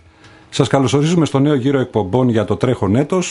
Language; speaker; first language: Greek; native; Greek